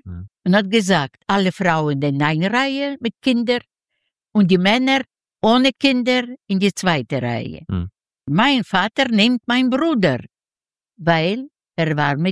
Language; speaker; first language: German; non-native, learner; Yiddish